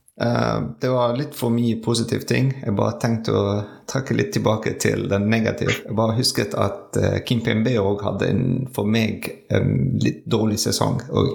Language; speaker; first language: Norwegian; non-native, learner; French